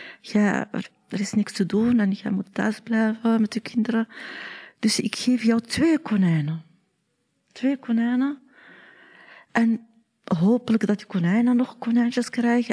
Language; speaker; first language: Dutch; non-native, learner; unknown